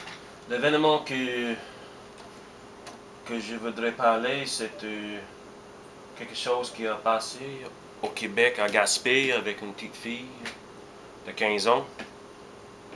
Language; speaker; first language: French; early bilingual, heritage; French